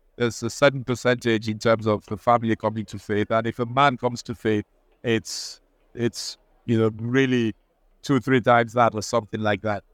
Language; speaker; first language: English; non-native, local second language; Igbo